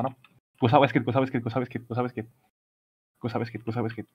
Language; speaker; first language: English; non-native, learner; Indonesian